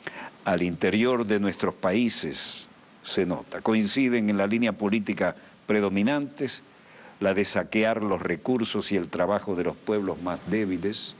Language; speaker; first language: Spanish; native; Spanish